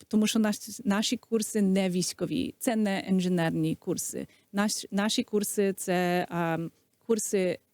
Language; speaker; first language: Ukrainian; early bilingual, heritage; Ukrainian